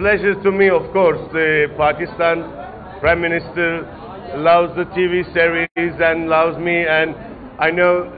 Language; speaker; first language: English; non-native, learner; Turkish